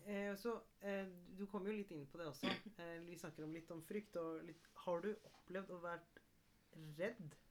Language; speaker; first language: Norwegian; early bilingual, other home language; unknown